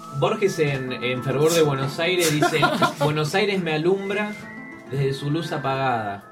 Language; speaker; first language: Spanish; native; Spanish